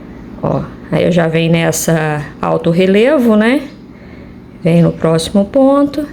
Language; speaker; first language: Portuguese; native; Portuguese